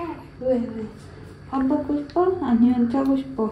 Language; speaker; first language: Korean; non-native, learner; Ukrainian